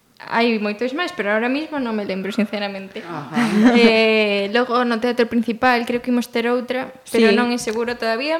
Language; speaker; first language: Galician; native; Galician